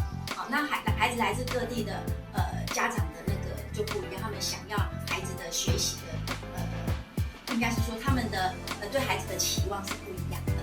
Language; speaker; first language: Chinese; non-native, local second language; Min Nan Chinese